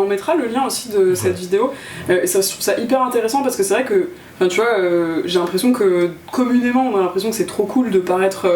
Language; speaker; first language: French; native; French